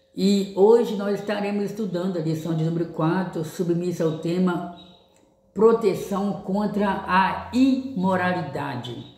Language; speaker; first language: Portuguese; native; Portuguese